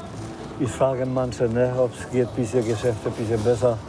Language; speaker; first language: German; non-native, learner; Albanian